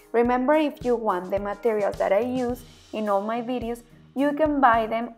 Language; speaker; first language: English; non-native, fluent; Spanish